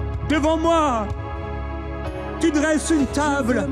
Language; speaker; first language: French; native; French